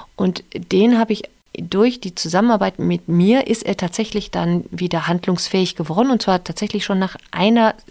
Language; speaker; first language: German; native; German